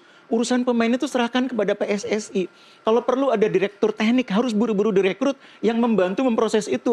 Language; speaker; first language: Indonesian; native; Indonesian